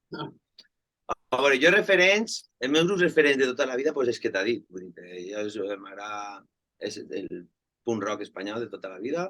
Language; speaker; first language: Catalan; native; Catalan